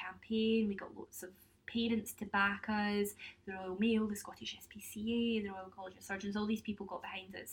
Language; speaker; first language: English; native; English